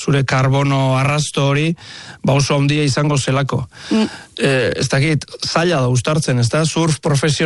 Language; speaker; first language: Basque; native; Basque